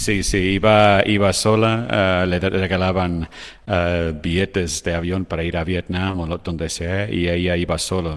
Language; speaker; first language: Spanish; non-native, fluent; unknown